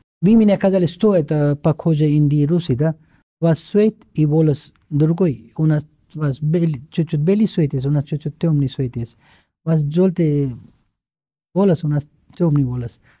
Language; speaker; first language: Russian; non-native, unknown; Hindi